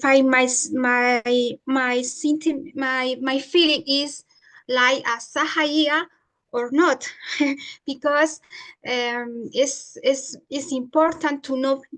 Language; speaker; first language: English; non-native, learner; Spanish